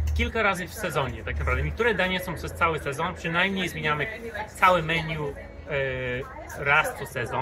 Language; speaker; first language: Polish; early bilingual, heritage; English